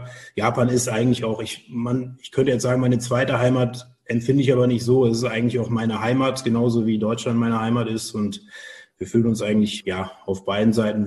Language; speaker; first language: German; native; German